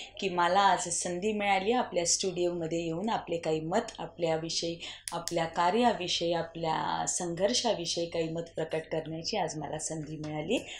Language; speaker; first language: Marathi; native; Marathi